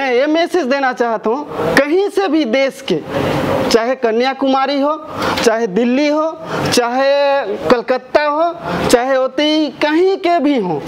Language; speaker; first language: Hindi; native; Hindi